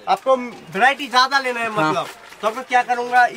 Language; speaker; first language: Hindi; non-native, local second language; Bangla